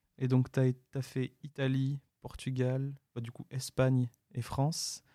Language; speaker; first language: French; native; French